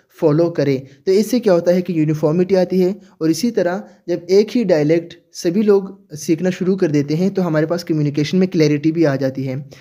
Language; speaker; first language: Urdu; native; Urdu